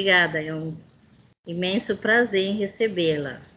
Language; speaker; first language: Portuguese; non-native, fluent; English